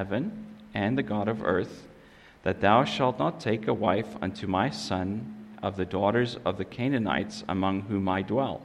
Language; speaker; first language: English; non-native, local second language; Afrikaans